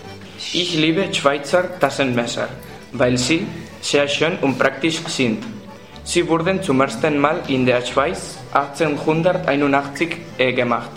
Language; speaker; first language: German; non-native, learner; Spanish